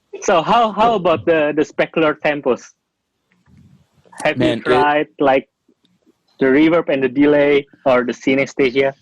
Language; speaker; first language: English; non-native, fluent; Indonesian